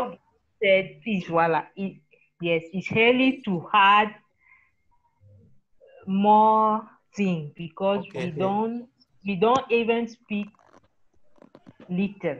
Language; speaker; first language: English; non-native, learner; French